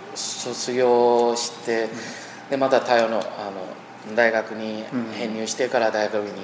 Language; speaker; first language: Japanese; non-native, fluent; Chinese